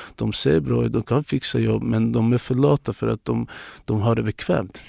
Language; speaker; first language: Swedish; non-native, local second language; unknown